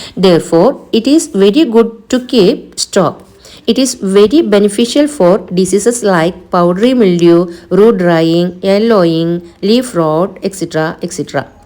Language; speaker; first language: English; non-native, local second language; Malayalam